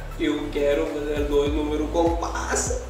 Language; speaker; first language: Portuguese; non-native, learner; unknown